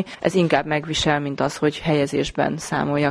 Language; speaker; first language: Hungarian; native; Hungarian